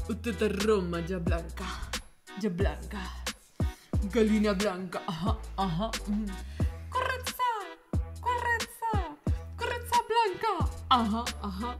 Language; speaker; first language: Russian; non-native, learner; Spanish